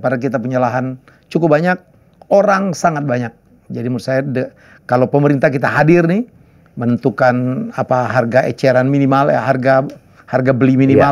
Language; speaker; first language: Indonesian; native; Indonesian